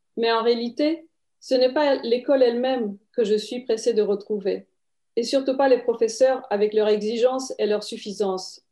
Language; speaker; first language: French; non-native, fluent; Romanian